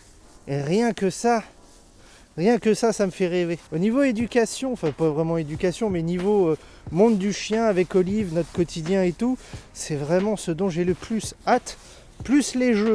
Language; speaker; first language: French; native; French